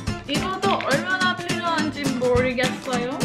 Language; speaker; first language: Korean; non-native, learner; English